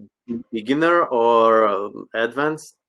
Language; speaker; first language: English; non-native, learner; Slovak